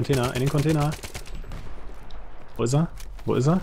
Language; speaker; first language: German; native; German